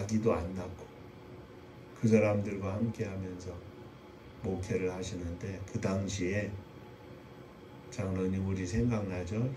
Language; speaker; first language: Korean; native; Korean